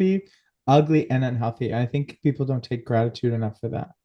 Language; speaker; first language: English; native; English